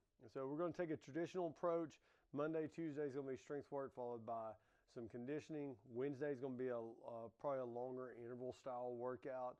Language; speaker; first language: English; native; English